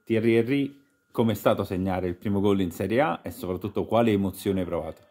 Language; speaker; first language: Italian; native; Italian